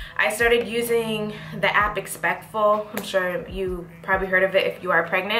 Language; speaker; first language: English; native; English